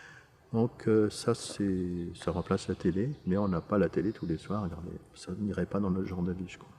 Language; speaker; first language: French; native; French